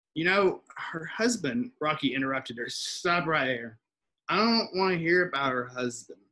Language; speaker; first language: English; native; English